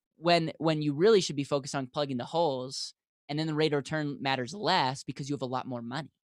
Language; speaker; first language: English; native; English